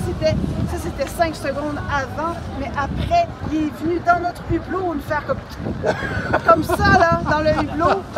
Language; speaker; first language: French; native; French